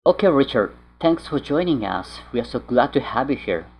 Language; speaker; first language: English; non-native, fluent; Japanese